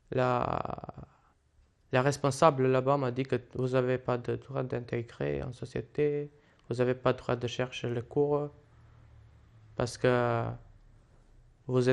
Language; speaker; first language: French; non-native, learner; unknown